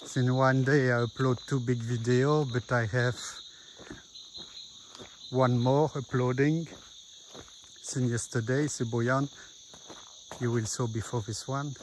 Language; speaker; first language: English; non-native, learner; French